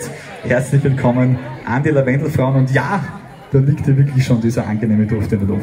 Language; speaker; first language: German; native; German